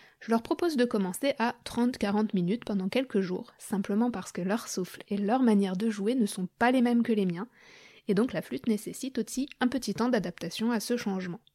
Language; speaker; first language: French; native; French